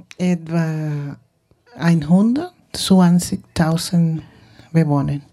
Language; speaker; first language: German; non-native, learner; Spanish